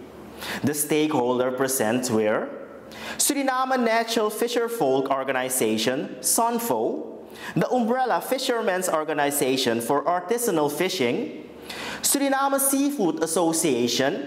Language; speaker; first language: English; non-native, local second language; Dutch